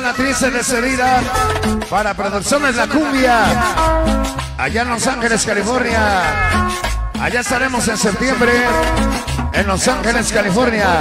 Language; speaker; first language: Spanish; native; Spanish